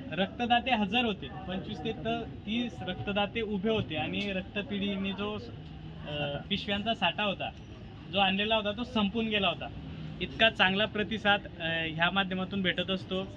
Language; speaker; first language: Marathi; native; Marathi